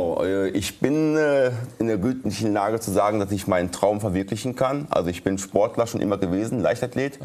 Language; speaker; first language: German; native; German